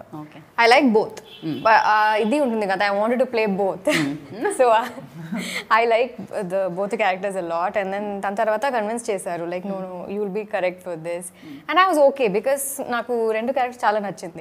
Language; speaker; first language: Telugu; non-native, learner; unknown